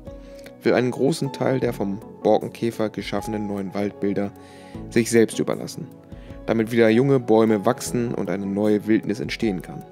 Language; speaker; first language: German; native; German